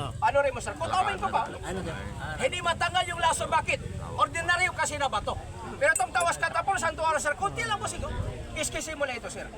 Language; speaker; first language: Filipino; non-native, local second language; Cebuano